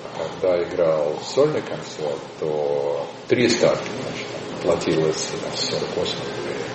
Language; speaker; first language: Russian; native; Russian